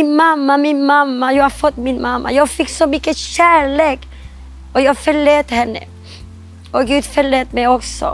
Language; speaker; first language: Swedish; non-native, fluent; Spanish